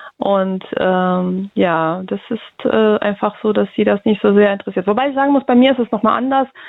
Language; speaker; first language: German; early bilingual, other home language; Russian